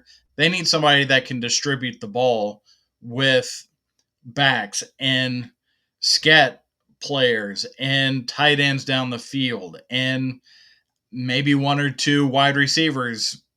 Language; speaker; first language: English; native; English